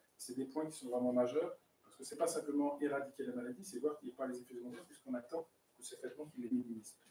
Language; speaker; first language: French; native; French